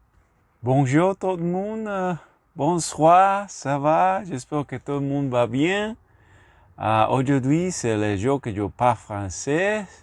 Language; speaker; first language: French; non-native, learner; Spanish